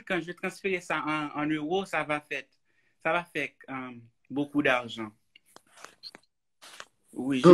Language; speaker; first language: French; non-native, learner; Haitian Creole